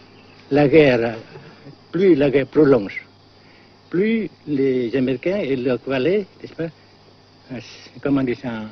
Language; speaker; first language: French; non-native, fluent; Vietnamese